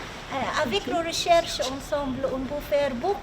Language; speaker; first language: French; non-native, learner; Arabic